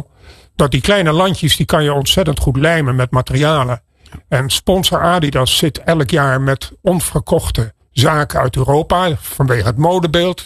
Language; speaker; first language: Dutch; native; Dutch